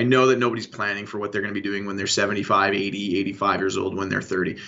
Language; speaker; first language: English; native; English